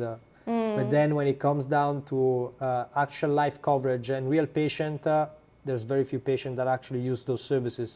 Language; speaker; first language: English; non-native, fluent; Italian